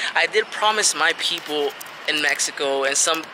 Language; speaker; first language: English; early bilingual, other home language; Spanish